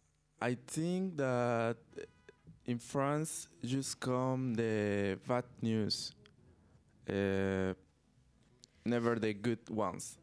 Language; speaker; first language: English; non-native, learner; Spanish